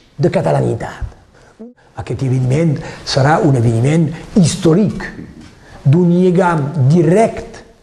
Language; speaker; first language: Catalan; non-native, local second language; French